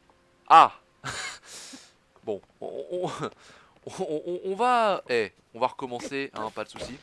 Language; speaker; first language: French; native; French